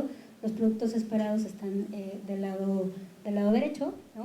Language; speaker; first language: Spanish; native; Spanish